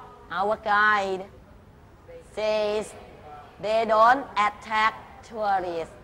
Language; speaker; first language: English; non-native, fluent; Thai